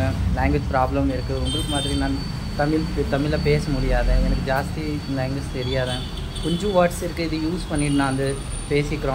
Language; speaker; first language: Tamil; non-native, local second language; Hindi